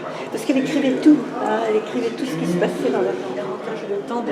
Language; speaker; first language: French; native; French